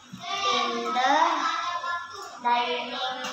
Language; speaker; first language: English; non-native, learner; Indonesian